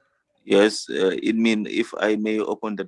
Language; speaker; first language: English; non-native, fluent; French